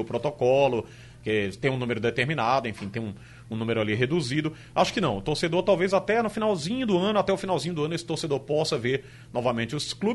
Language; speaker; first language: Portuguese; native; Portuguese